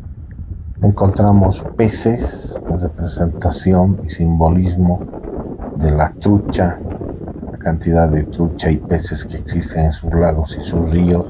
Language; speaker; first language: Spanish; native; Spanish